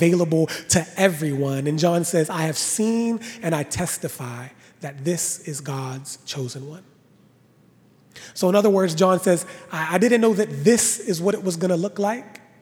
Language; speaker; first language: English; native; English